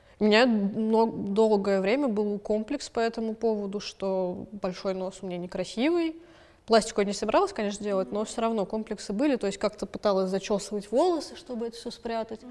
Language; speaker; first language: Russian; native; Russian